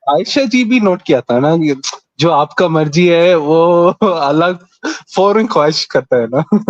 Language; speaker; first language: Hindi; non-native, local second language; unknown